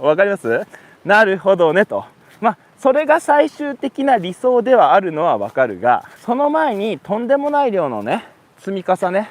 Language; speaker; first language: Japanese; native; Japanese